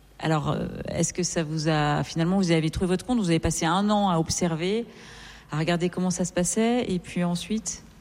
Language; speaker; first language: French; native; French